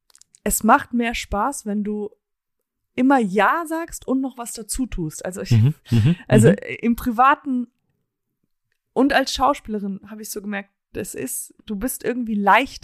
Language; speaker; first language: German; early bilingual, heritage; German